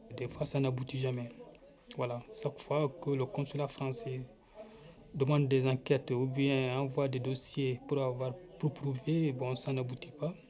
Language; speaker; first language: French; non-native, local second language; Mandingo